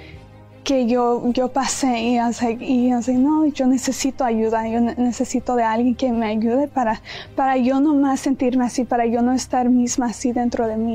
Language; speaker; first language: Spanish; early bilingual, heritage; Spanish